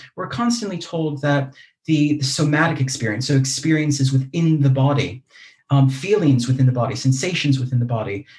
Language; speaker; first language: English; native; English